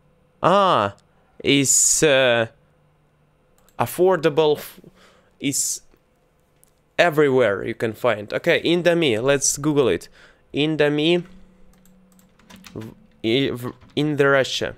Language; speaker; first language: English; non-native, learner; Russian